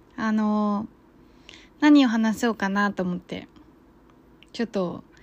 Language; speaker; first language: Japanese; non-native, fluent; Chinese